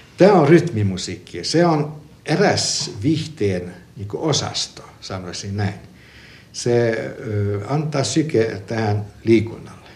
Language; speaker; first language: Finnish; early bilingual, other home language; Russian